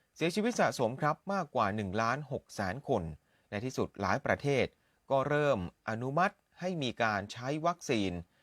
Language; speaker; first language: Thai; native; Thai